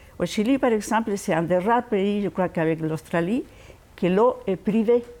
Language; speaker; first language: French; non-native, fluent; Spanish